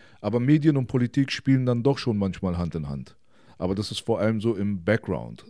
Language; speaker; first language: German; early bilingual, other home language; Persian